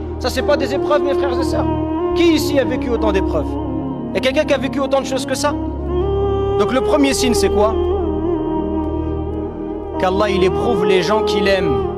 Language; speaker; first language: French; native; French